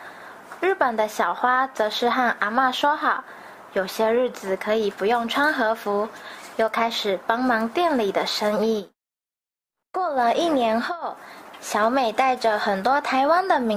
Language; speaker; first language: Chinese; native; Chinese